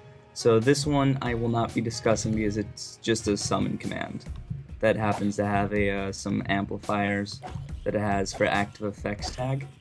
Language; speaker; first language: English; native; English